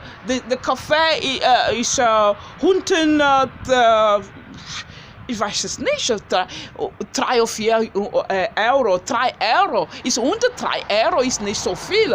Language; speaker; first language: German; non-native, learner; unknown